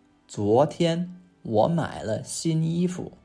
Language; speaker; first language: Chinese; non-native, fluent; English